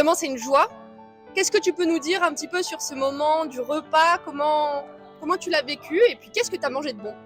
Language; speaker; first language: French; native; French